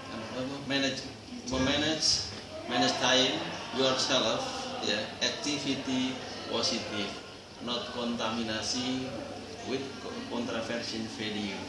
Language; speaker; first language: English; non-native, learner; Indonesian